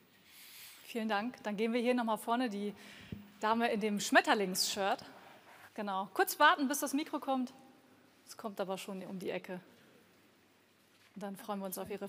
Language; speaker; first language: German; native; German